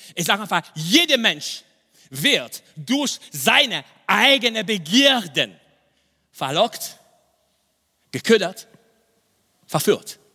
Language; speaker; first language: German; non-native, fluent; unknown